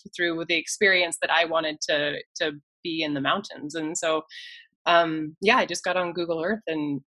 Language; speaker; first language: English; native; English